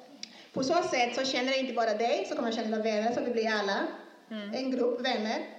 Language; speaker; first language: Swedish; non-native, fluent; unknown